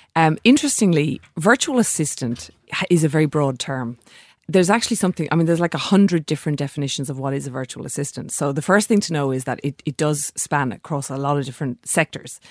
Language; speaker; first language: English; native; English